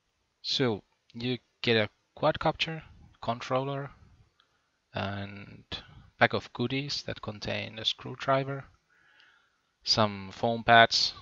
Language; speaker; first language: English; non-native, fluent; Finnish